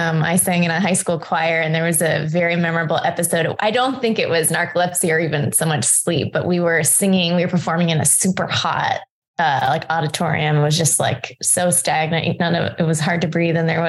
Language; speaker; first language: English; native; English